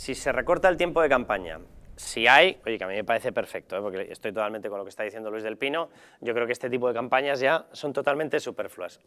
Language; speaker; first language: Spanish; native; Spanish